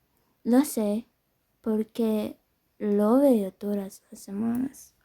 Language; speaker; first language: Spanish; non-native, learner; English